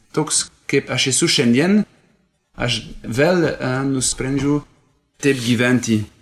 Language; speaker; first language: Lithuanian; non-native, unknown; French